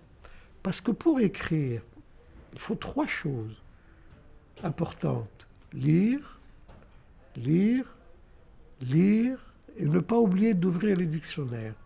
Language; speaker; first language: French; non-native, local second language; Arabic